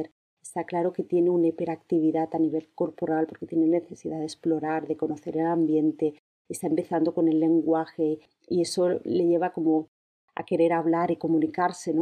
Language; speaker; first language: Spanish; native; Spanish